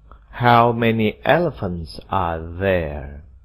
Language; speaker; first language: English; non-native, fluent; Indonesian